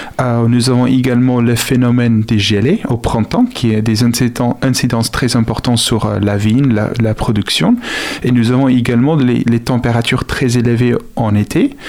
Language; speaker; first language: French; non-native, fluent; Afrikaans